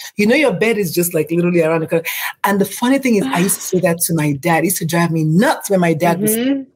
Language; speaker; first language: English; non-native, local second language; Igbo